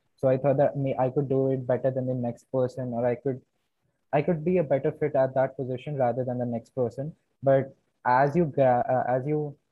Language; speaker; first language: English; non-native, local second language; Hindi